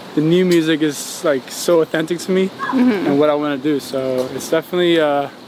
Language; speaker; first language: English; non-native, fluent; Norwegian